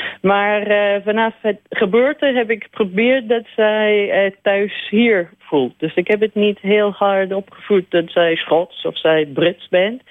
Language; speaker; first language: Dutch; non-native, learner; English